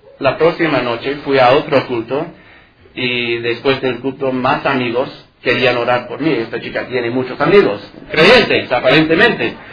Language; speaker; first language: Spanish; non-native, fluent; English